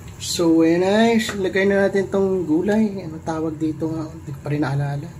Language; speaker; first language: Filipino; non-native, local second language; Cebuano